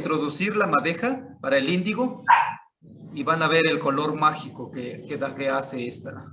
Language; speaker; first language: Spanish; non-native, local second language; Zapotec